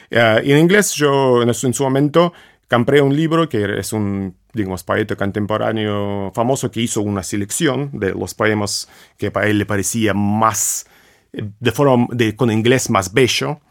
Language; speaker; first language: Spanish; non-native, fluent; Russian